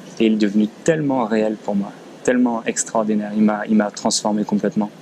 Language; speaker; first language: French; native; French